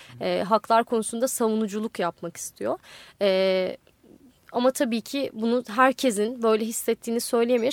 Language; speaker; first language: Turkish; native; Turkish